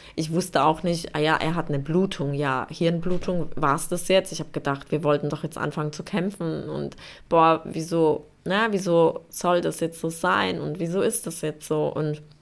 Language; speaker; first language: German; non-native, fluent; Polish